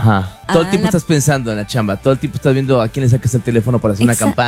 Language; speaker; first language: Spanish; native; Spanish